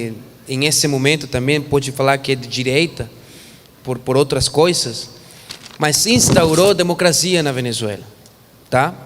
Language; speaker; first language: Portuguese; non-native, fluent; Spanish